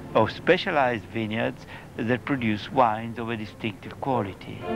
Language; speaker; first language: English; non-native, fluent; Italian